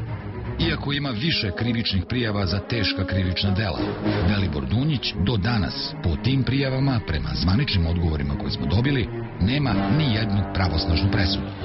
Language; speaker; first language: Serbian; native; Serbian